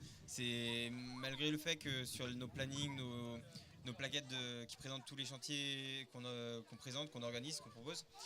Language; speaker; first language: French; native; French